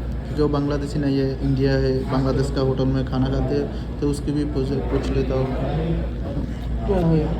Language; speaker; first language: Hindi; non-native, learner; Bangla